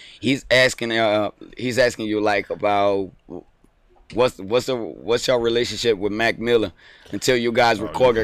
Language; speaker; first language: English; non-native, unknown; Portuguese